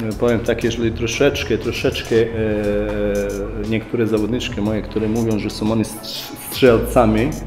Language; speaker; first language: Polish; non-native, fluent; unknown